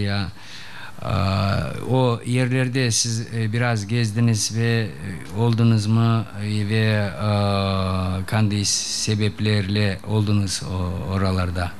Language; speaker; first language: Turkish; non-native, learner; Bosnian